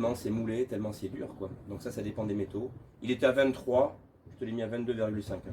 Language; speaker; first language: French; native; French